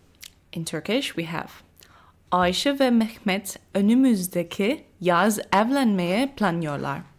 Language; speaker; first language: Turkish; non-native, learner; English